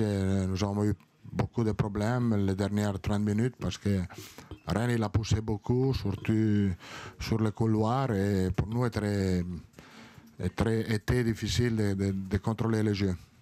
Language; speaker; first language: French; non-native, learner; Italian